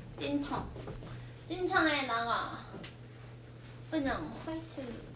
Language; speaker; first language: Korean; non-native, fluent; Thai